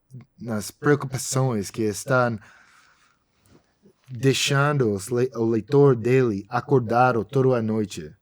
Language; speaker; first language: Portuguese; non-native, fluent; English